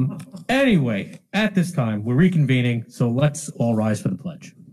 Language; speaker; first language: English; native; English